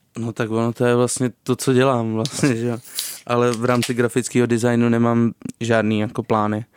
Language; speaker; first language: Czech; native; Czech